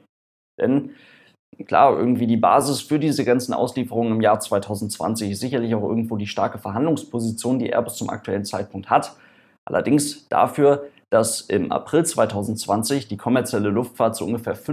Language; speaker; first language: German; native; German